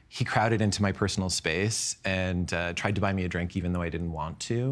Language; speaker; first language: English; native; English